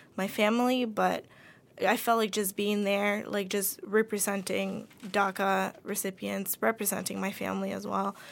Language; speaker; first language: English; early bilingual, other home language; Spanish